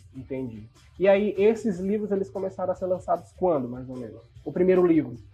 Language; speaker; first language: Portuguese; native; Portuguese